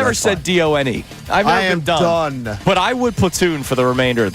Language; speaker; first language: English; native; English